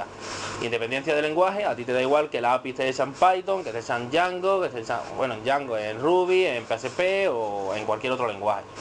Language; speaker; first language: Spanish; native; Spanish